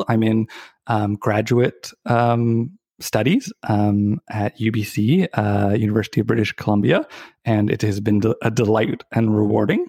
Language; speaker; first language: English; native; English